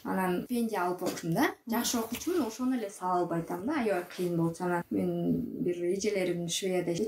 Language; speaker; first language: Kyrgyz; native; Kyrgyz